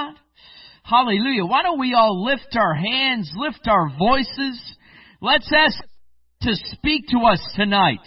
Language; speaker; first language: English; native; English